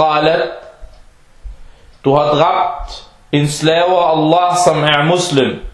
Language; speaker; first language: Danish; non-native, fluent; Arabic